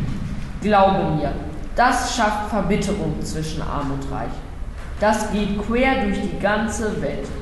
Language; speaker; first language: German; native; German